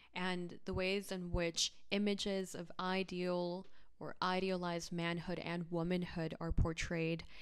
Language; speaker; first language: English; early bilingual, other home language; Spanish